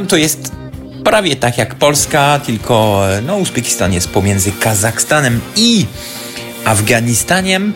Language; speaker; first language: Polish; non-native, fluent; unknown